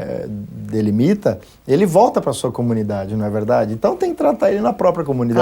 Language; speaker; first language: Portuguese; native; Portuguese